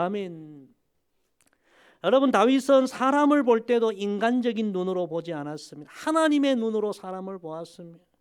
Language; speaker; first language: Korean; native; Korean